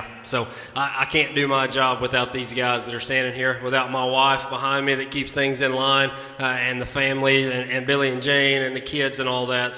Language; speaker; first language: English; native; English